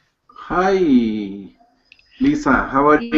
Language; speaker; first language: English; non-native, learner; Spanish